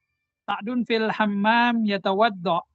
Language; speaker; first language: Arabic; non-native, learner; Indonesian